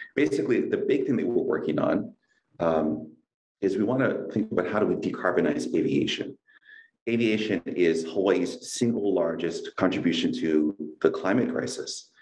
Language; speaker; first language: English; native; English